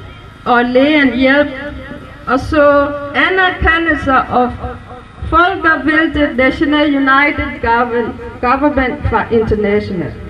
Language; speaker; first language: Danish; non-native, learner; Burmese